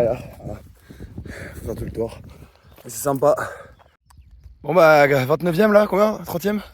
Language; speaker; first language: French; native; French